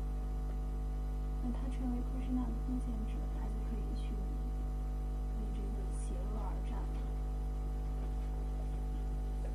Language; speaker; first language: Chinese; native; Chinese